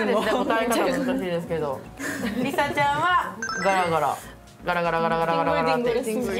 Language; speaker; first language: Japanese; native; Japanese